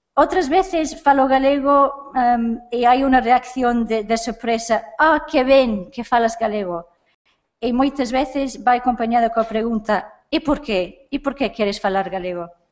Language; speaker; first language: Galician; non-native, fluent; English